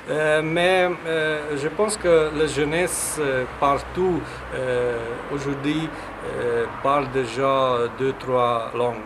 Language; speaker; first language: French; non-native, learner; Hungarian